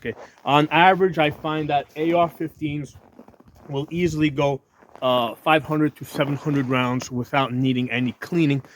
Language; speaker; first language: English; native; English